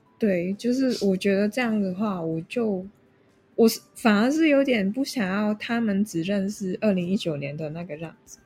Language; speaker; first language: Chinese; non-native, local second language; Cantonese